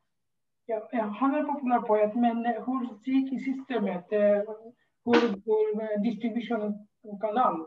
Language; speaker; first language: Swedish; non-native, fluent; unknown